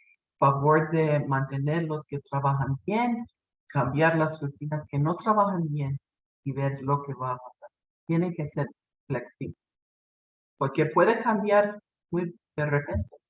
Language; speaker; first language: Spanish; non-native, fluent; English